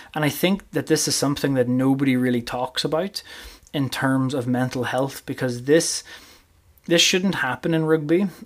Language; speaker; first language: English; native; English